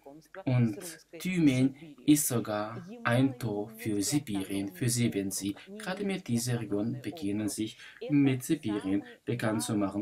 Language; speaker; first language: German; non-native, fluent; Russian